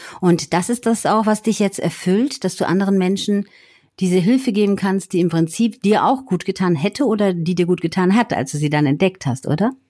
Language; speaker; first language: German; native; German